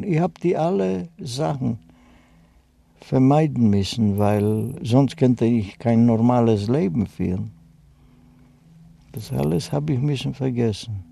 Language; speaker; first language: German; non-native, fluent; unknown